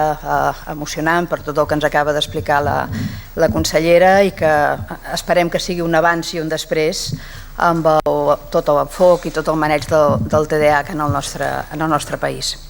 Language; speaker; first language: Catalan; native; Catalan